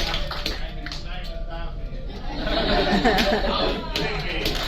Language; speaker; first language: German; non-native, learner; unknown